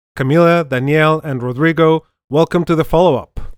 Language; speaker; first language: English; non-native, fluent; Spanish